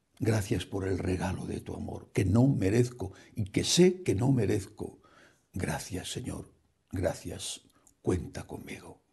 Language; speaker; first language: Spanish; native; Spanish